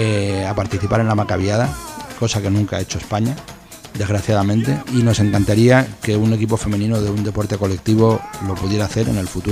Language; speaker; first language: Spanish; native; Spanish